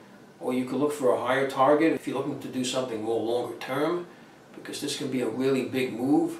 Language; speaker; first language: English; native; English